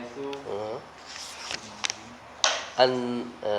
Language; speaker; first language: Arabic; non-native, fluent; Indonesian